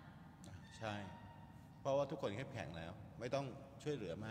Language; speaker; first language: Thai; native; Thai